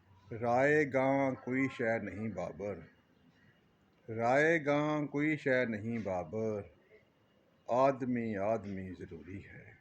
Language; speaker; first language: Urdu; native; Urdu